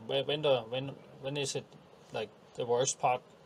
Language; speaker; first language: English; non-native, fluent; Danish